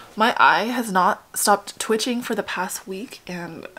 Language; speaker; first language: English; early bilingual, other home language; Spanish